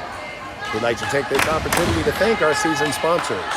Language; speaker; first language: English; native; English